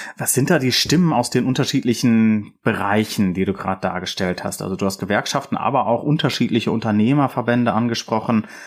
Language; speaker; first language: German; native; German